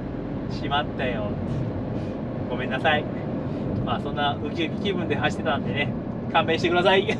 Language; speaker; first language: Japanese; native; Japanese